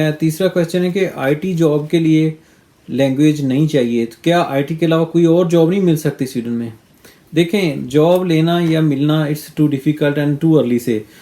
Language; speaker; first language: Urdu; non-native, local second language; Punjabi